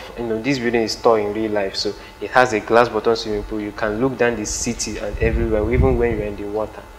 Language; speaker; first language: English; non-native, local second language; Igbo